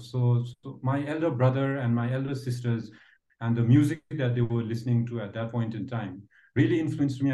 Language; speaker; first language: English; non-native, fluent; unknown